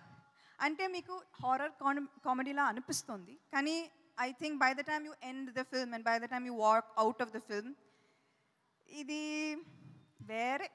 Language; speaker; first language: Telugu; non-native, fluent; Tamil